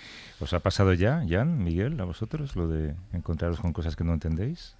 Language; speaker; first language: Spanish; native; Spanish